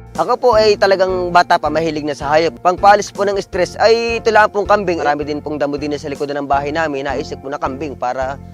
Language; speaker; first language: Filipino; native; Filipino